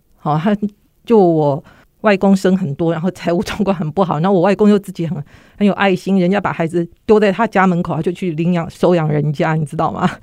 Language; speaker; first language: Chinese; native; Chinese